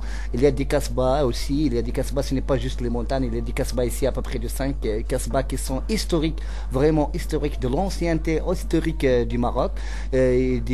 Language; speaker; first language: French; non-native, local second language; Central Atlas Tamazight